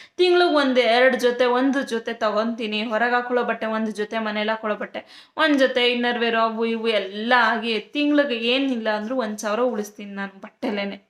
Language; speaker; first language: Kannada; native; Kannada